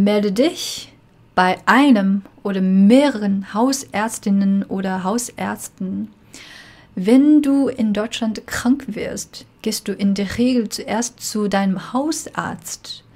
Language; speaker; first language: German; non-native, fluent; Chinese